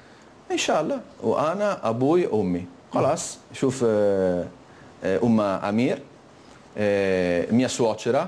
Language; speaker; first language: Arabic; non-native, learner; Italian